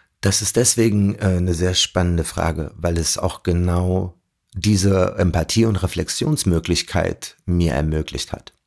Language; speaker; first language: German; early bilingual, other home language; Arabic